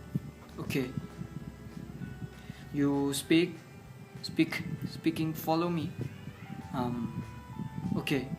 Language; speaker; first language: English; non-native, learner; Thai